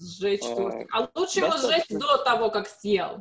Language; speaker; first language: Russian; native; Russian